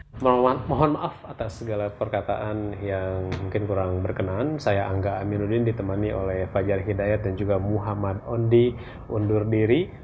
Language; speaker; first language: Indonesian; native; Indonesian